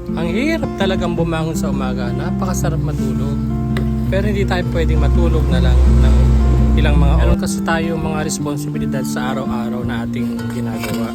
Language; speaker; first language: Filipino; non-native, local second language; Bikol